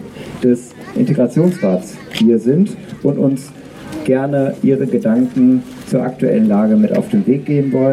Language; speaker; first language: German; native; German